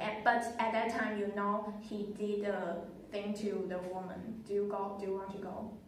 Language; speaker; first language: English; non-native, learner; Chinese